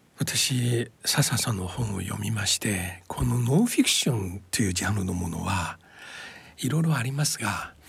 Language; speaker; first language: Japanese; non-native, fluent; Chinese